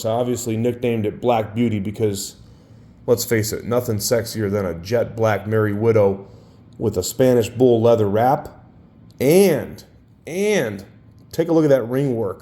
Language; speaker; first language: English; native; English